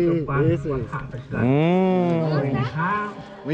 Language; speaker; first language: Spanish; non-native, learner; German